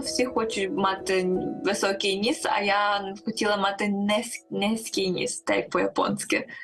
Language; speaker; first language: Ukrainian; early bilingual, heritage; Ukrainian